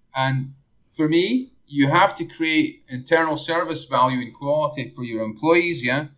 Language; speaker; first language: English; native; English